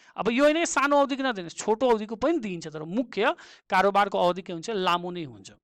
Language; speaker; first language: Nepali; native; Nepali